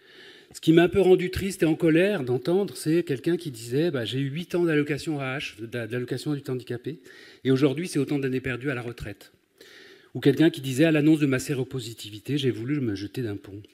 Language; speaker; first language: French; native; French